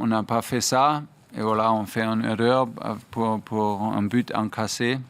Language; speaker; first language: French; non-native, fluent; German